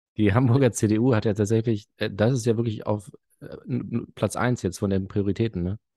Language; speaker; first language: German; early bilingual, other home language; Arabic